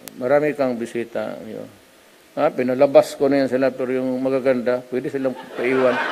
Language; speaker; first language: Filipino; non-native, local second language; Cebuano